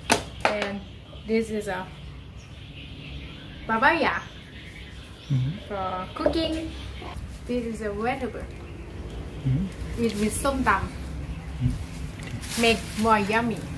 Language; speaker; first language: English; non-native, learner; Lao